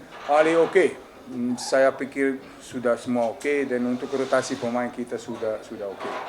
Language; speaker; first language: Indonesian; non-native, fluent; Serbian